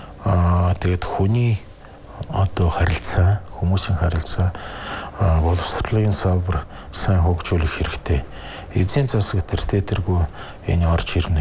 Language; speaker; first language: Mongolian; non-native, fluent; Russian